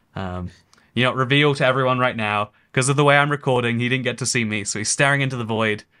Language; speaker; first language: English; native; English